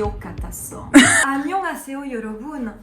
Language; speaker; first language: Korean; non-native, learner; French